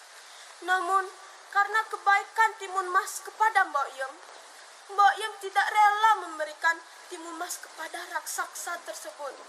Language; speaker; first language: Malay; non-native, local second language; Balinese